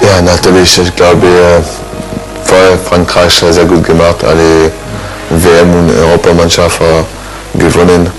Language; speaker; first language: German; non-native, learner; French